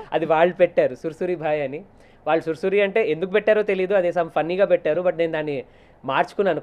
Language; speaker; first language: Telugu; native; Telugu